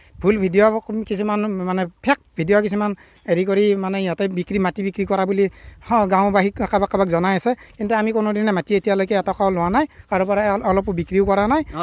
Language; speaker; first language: Assamese; native; Assamese